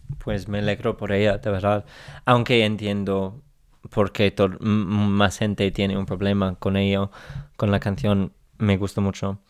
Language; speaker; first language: Spanish; non-native, fluent; English